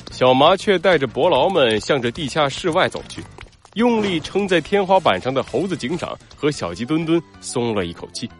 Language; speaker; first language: Chinese; native; Chinese